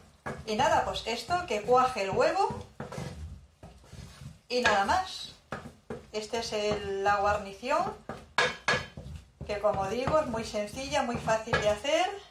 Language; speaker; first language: Spanish; native; Spanish